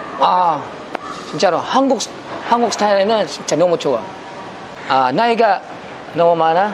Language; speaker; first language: Korean; non-native, learner; Filipino